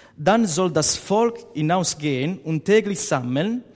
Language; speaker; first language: German; non-native, learner; Italian